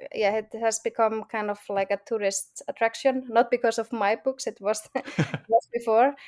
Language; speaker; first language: English; non-native, fluent; Icelandic